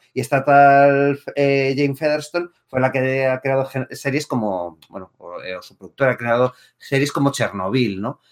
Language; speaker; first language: Spanish; native; Spanish